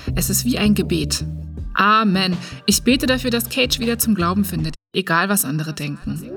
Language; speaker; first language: German; native; German